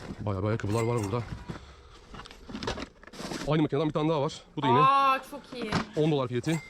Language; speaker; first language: Turkish; native; Turkish